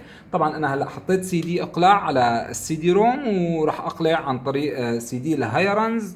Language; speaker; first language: Arabic; native; Arabic